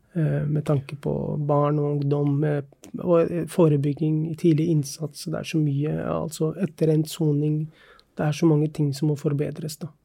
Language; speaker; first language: Norwegian; early bilingual, other home language; Urdu